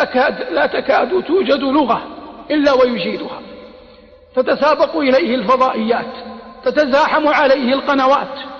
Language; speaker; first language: Arabic; native; Arabic